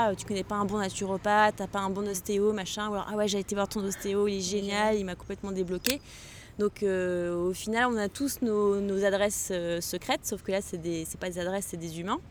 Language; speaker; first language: French; non-native, local second language; Arabic